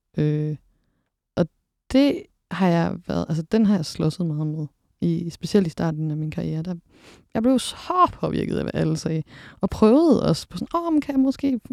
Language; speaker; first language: Danish; native; Danish